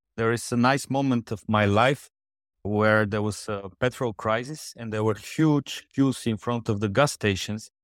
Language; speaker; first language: English; non-native, fluent; Bulgarian